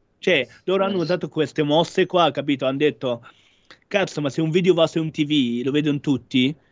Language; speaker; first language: Italian; non-native, fluent; Arabic